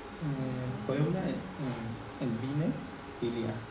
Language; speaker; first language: French; non-native, learner; Spanish